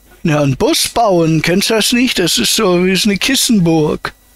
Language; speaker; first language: German; native; German